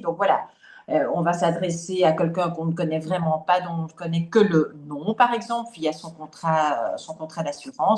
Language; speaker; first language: French; native; French